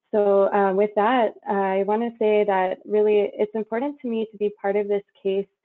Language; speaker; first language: English; native; English